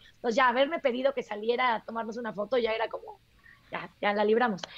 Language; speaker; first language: Spanish; native; Spanish